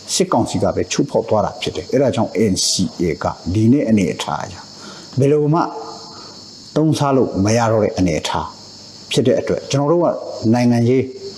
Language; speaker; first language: Burmese; non-native, local second language; Hakha Chin